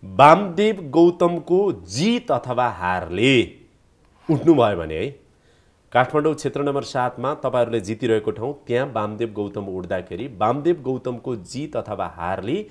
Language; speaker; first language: Nepali; native; Nepali